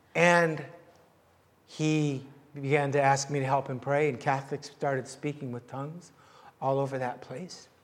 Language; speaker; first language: English; native; English